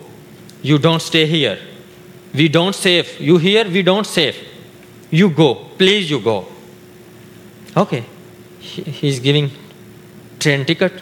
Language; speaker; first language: English; non-native, learner; Urdu